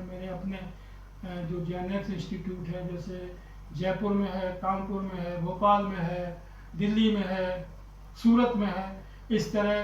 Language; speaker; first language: Hindi; native; Hindi